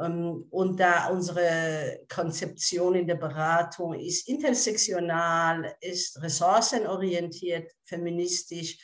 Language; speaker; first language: German; non-native, fluent; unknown